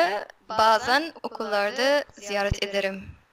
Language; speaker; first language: Turkish; non-native, learner; Arabic